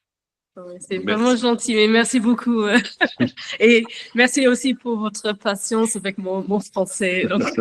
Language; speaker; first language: French; non-native, learner; English